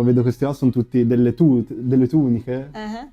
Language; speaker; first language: Italian; native; Italian